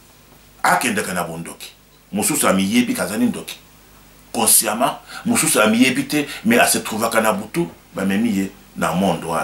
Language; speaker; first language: French; non-native, local second language; Lingala